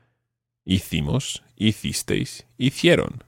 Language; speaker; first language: Spanish; non-native, fluent; English